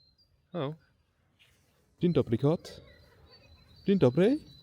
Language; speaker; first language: Polish; non-native, learner; English